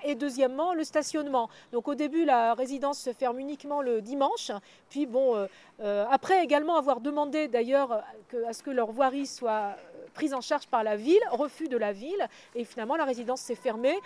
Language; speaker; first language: French; native; French